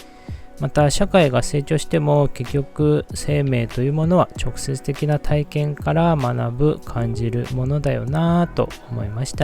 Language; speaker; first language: Japanese; native; Japanese